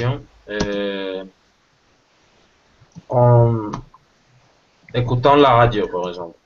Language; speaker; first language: French; non-native, learner; Spanish